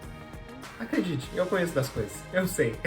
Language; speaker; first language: Portuguese; native; Portuguese